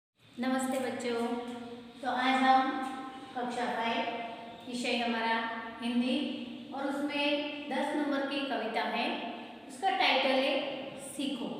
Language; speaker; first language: Hindi; non-native, local second language; Gujarati